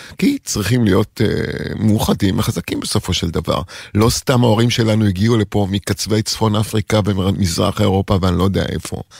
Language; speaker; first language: Hebrew; native; Hebrew